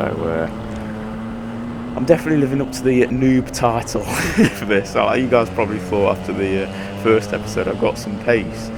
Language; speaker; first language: English; native; English